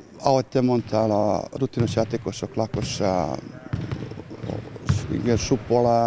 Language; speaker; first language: Hungarian; non-native, learner; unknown